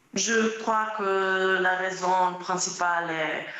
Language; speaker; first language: French; non-native, fluent; Croatian